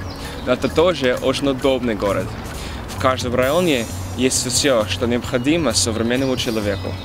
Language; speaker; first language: Russian; non-native, learner; English